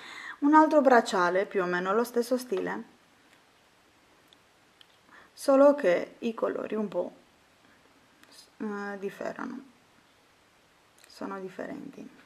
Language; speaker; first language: Italian; non-native, fluent; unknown